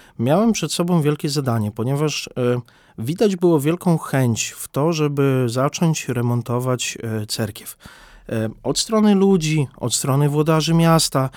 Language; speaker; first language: Polish; native; Polish